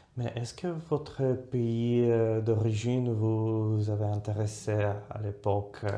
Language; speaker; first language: French; non-native, fluent; Russian